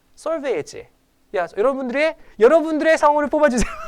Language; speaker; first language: Korean; native; Korean